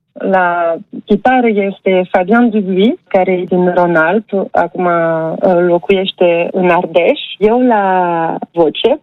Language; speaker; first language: Romanian; early bilingual, heritage; Romanian